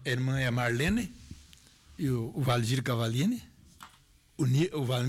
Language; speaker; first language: Portuguese; native; Portuguese